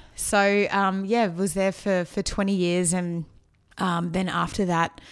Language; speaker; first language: English; native; English